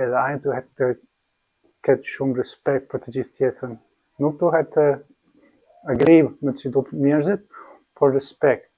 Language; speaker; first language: Albanian; non-native, learner; English